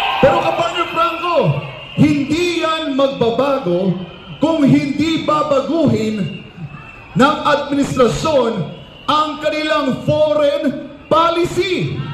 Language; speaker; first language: Filipino; native; Filipino